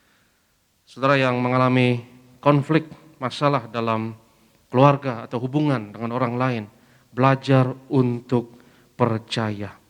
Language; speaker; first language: Indonesian; native; Indonesian